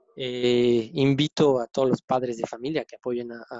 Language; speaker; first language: Spanish; native; Spanish